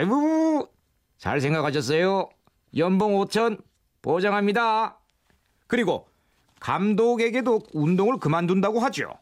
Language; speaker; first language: Korean; native; Korean